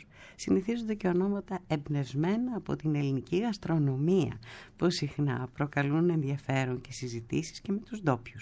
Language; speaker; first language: Greek; native; Greek